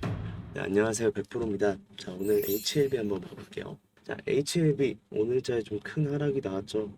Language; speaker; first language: Korean; native; Korean